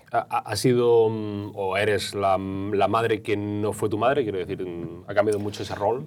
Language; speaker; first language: Spanish; native; Spanish